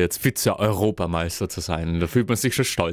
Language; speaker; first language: German; native; German